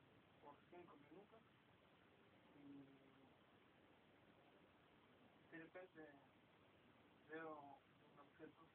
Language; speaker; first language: Spanish; non-native, learner; Hebrew